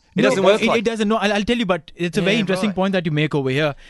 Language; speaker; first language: English; non-native, local second language; Hindi